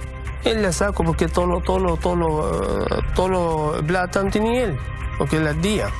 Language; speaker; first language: Spanish; non-native, learner; Arabic